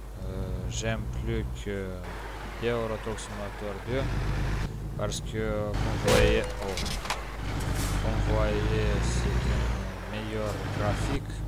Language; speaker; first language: French; non-native, learner; Romanian